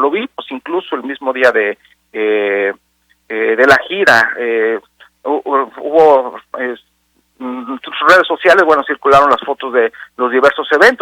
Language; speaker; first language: Spanish; native; Spanish